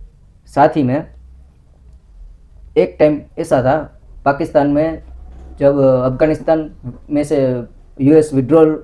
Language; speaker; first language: Hindi; non-native, local second language; Gujarati